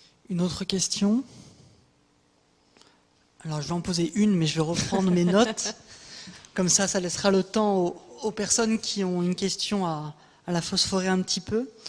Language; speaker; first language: French; native; French